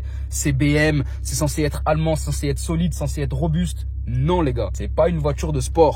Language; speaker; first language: French; native; French